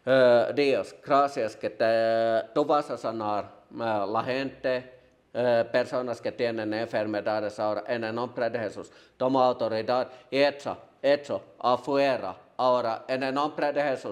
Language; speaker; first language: Spanish; non-native, learner; Finnish